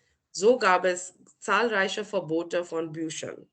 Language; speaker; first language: German; non-native, fluent; Marathi